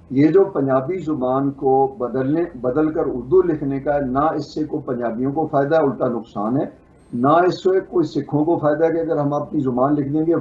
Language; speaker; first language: Urdu; non-native, local second language; Punjabi